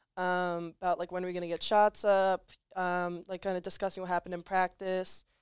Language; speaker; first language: English; native; English